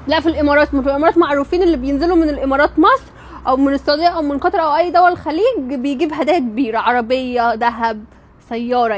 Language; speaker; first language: Arabic; native; Arabic